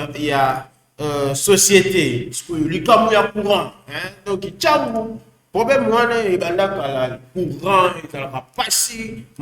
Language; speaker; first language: Lingala; native; Lingala